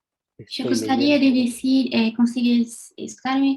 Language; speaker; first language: Spanish; non-native, learner; Portuguese